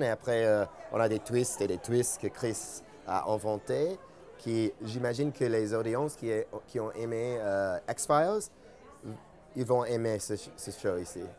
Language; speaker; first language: French; non-native, fluent; English